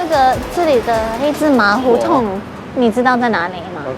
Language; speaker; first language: Chinese; early bilingual, heritage; Chinese